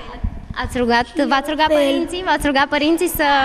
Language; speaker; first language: Romanian; native; Romanian